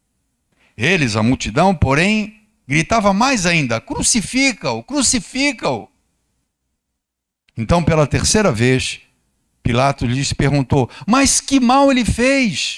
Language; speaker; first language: Portuguese; native; Portuguese